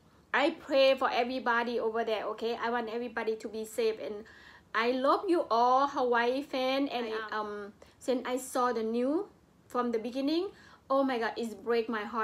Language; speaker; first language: English; non-native, learner; Northeastern Thai